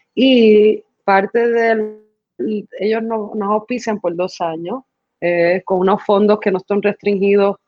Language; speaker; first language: Spanish; early bilingual, other home language; English